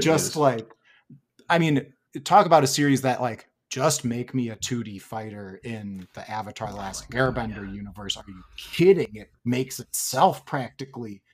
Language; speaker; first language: English; native; English